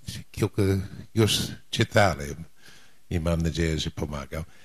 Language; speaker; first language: Polish; non-native, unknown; English